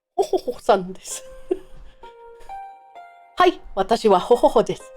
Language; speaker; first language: Japanese; non-native, learner; German